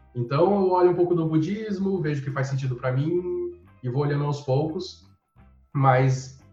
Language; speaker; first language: Portuguese; native; Portuguese